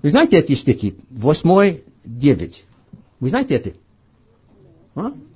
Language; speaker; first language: Russian; non-native, learner; English